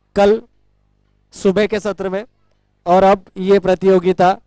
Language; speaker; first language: Hindi; non-native, local second language; Marathi